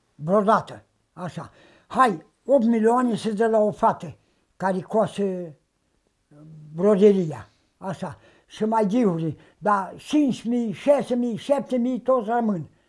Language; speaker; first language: Romanian; native; Romanian